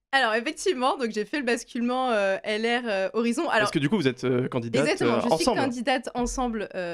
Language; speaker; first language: French; native; French